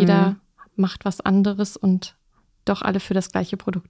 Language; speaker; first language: German; native; German